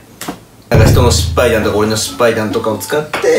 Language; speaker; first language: Japanese; native; Japanese